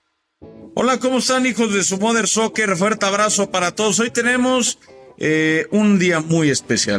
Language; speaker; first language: Spanish; native; Spanish